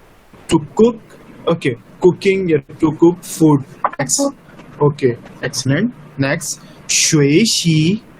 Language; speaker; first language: English; non-native, local second language; Urdu